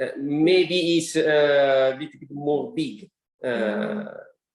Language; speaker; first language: English; non-native, learner; Italian